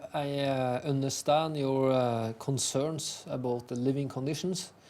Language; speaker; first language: English; non-native, fluent; Norwegian